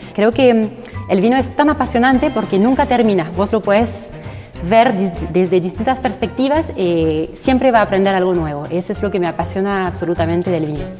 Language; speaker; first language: Spanish; non-native, fluent; French